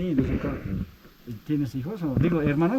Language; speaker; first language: Spanish; native; Spanish